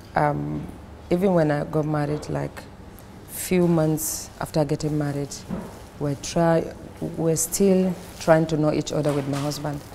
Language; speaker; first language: English; non-native, local second language; Fula